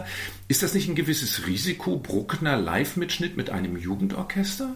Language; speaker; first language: German; native; German